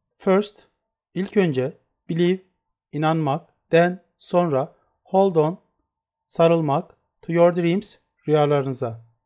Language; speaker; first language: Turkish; native; Turkish